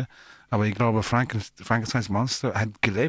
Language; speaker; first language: German; non-native, learner; English